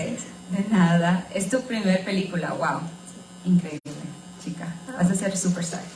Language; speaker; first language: Spanish; early bilingual, heritage; Spanish